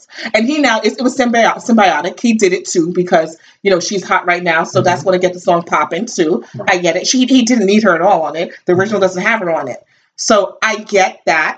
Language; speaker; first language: English; native; English